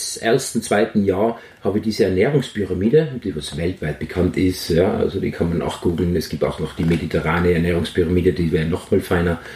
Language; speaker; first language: German; native; German